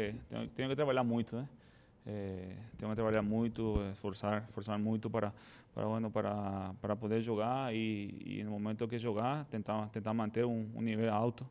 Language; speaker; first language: Portuguese; non-native, fluent; Spanish